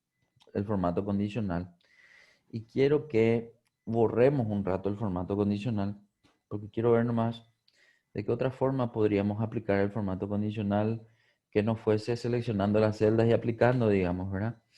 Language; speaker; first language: Spanish; native; Spanish